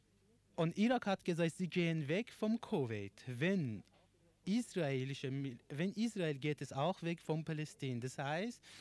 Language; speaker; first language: German; non-native, learner; Persian